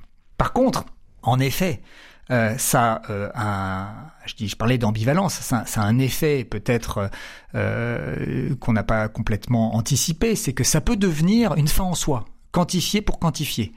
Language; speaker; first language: French; native; French